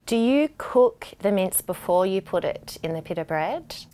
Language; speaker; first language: English; native; English